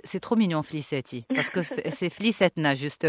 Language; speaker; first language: French; non-native, local second language; Arabic